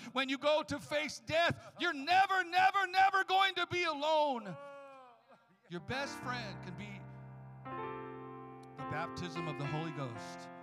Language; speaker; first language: English; native; English